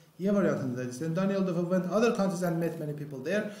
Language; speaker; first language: English; non-native, fluent; Azerbaijani